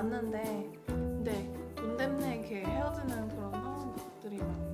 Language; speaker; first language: Korean; non-native, fluent; Chinese